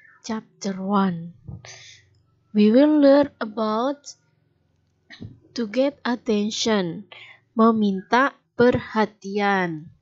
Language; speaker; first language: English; non-native, fluent; Indonesian